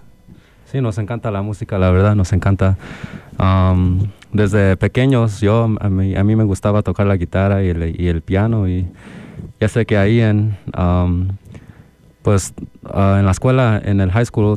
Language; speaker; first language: Spanish; early bilingual, heritage; Spanish